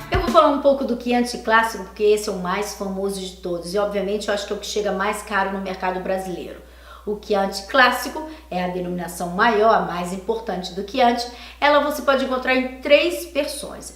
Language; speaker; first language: Portuguese; native; Portuguese